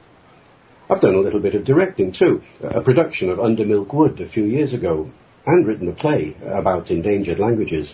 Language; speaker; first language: English; native; English